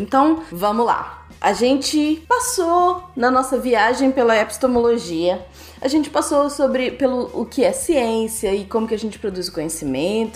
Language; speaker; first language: Portuguese; native; Portuguese